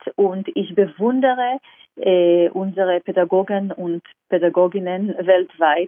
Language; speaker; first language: German; non-native, fluent; Hebrew